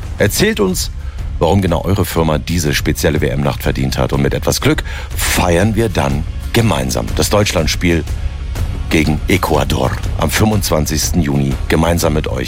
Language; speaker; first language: German; native; German